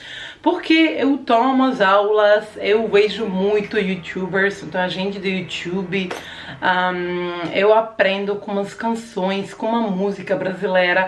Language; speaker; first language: Portuguese; non-native, fluent; Croatian